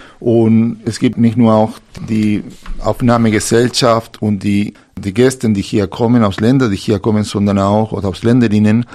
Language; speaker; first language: German; non-native, fluent; Spanish